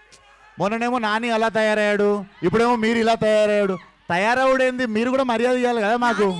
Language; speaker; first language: Telugu; native; Telugu